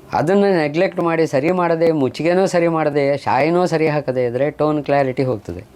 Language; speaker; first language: Kannada; native; Kannada